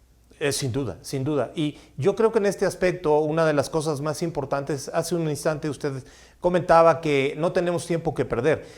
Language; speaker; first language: Spanish; native; Spanish